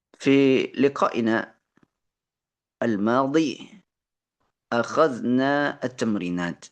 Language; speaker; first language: Arabic; non-native, fluent; Indonesian